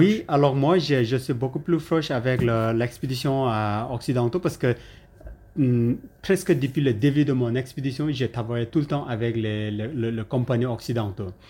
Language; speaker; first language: French; non-native, learner; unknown